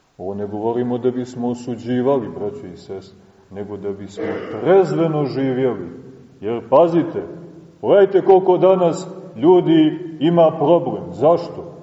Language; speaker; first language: Serbian; native; Serbian